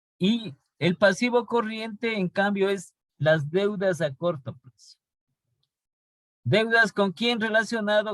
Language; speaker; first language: Spanish; native; Spanish